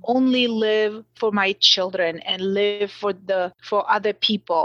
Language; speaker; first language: English; non-native, fluent; Slovak